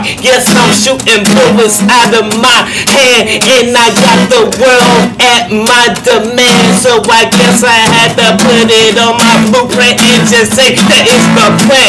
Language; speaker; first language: English; native; English